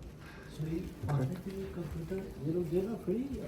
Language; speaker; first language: Hindi; non-native, local second language; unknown